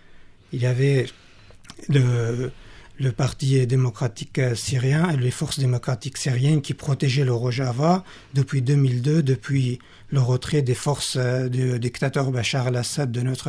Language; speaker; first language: French; non-native, fluent; Kurdish